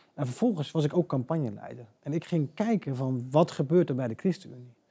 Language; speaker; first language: Dutch; native; Dutch